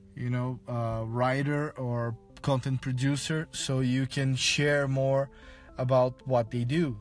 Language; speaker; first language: English; non-native, fluent; Portuguese